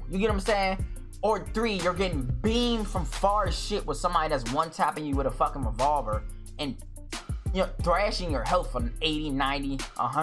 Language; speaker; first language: English; native; English